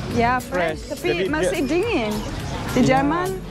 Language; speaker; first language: Indonesian; non-native, learner; German